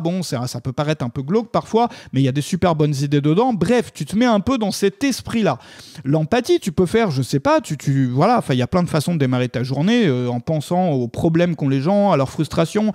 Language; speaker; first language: French; native; French